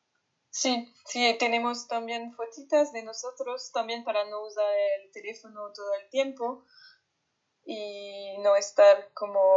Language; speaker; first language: Spanish; non-native, fluent; French